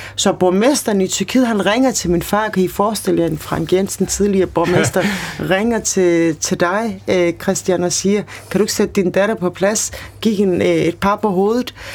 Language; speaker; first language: Danish; early bilingual, other home language; Kurdish